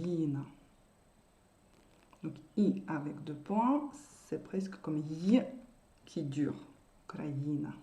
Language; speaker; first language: French; non-native, fluent; Russian